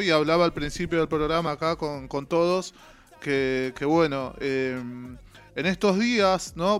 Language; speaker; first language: Spanish; native; Spanish